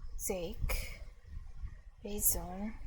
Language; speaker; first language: Dutch; non-native, learner; English